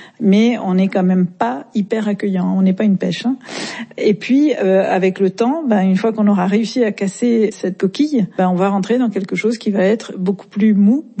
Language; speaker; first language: French; native; French